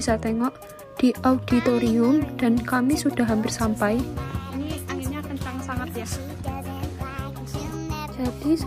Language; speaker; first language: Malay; non-native, learner; Indonesian